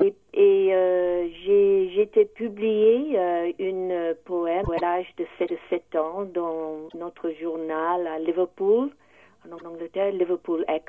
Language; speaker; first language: French; non-native, learner; English